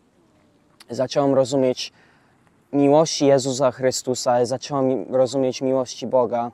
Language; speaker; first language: Polish; early bilingual, heritage; English